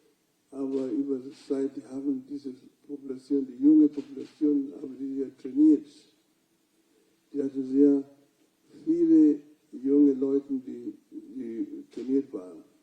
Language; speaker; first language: German; non-native, fluent; Luo (Kenya and Tanzania)